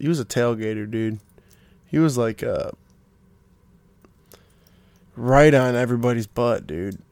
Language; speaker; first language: English; native; English